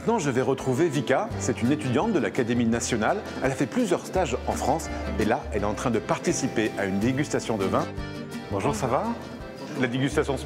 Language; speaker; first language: French; native; French